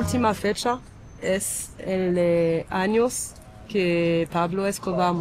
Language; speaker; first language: Spanish; non-native, learner; French